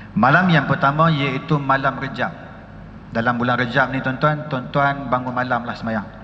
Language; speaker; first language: Malay; native; Malay